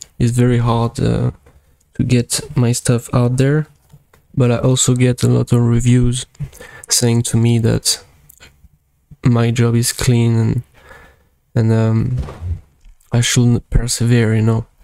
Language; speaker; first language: English; non-native, fluent; French